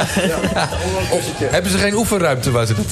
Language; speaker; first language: Dutch; native; Dutch